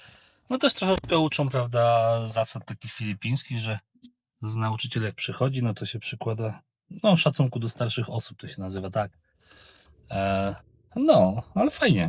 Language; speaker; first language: Polish; native; Polish